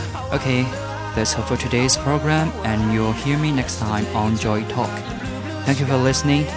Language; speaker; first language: English; non-native, fluent; Chinese